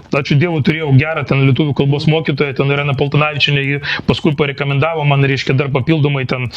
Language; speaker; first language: Lithuanian; non-native, local second language; Russian